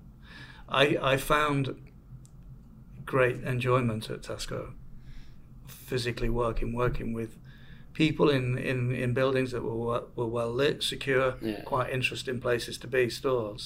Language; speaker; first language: English; native; English